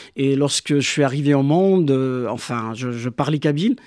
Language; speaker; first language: French; non-native, local second language; Kabyle